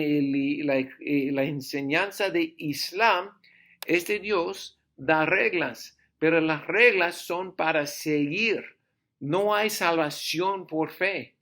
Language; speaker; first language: Spanish; non-native, fluent; English